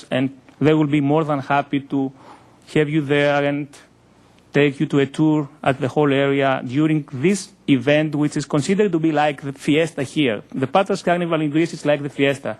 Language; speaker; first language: English; non-native, fluent; Greek